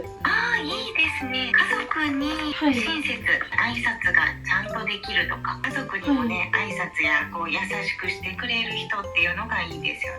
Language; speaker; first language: Japanese; native; Japanese